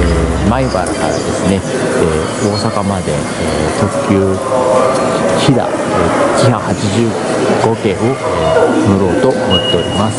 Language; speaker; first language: Japanese; native; Japanese